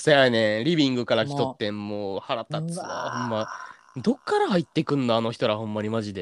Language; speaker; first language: Japanese; native; Japanese